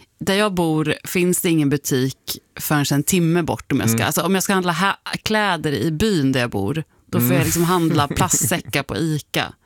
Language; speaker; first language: Swedish; native; Swedish